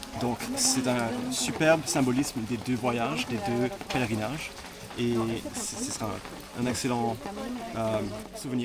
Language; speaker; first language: French; non-native, fluent; English